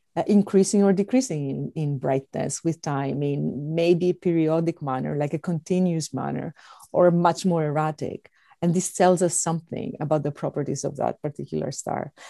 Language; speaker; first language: English; non-native, fluent; Greek